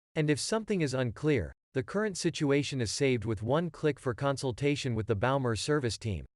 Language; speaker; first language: English; non-native, fluent; German